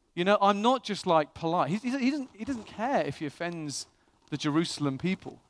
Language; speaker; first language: English; native; English